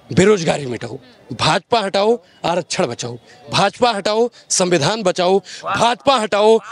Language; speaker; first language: Hindi; native; Hindi